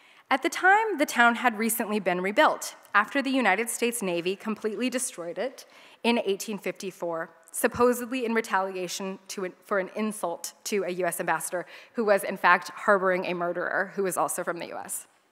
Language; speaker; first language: English; native; English